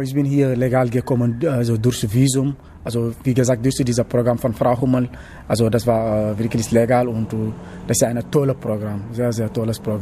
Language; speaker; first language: German; non-native, learner; Wolof